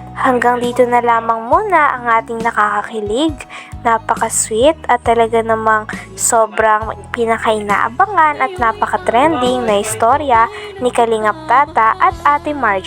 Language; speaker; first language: Filipino; native; Filipino